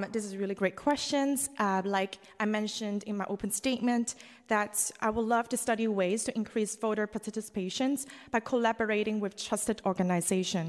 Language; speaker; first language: English; non-native, local second language; Cantonese